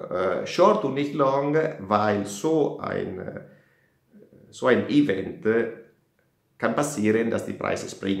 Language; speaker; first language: German; non-native, fluent; Italian